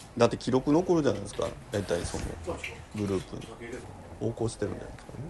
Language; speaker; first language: Japanese; native; Japanese